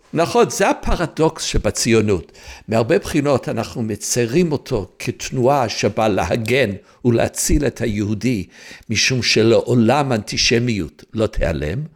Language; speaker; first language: Hebrew; non-native, fluent; English